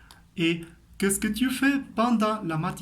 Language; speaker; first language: French; non-native, fluent; Spanish